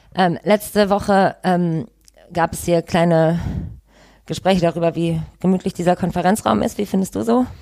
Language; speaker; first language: German; native; German